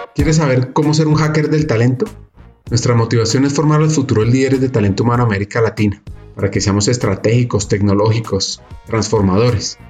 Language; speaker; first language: Spanish; native; Spanish